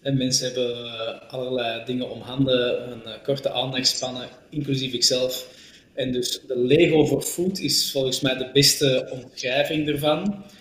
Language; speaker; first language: Dutch; native; Dutch